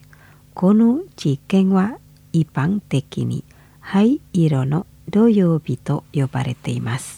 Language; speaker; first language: Japanese; non-native, fluent; Indonesian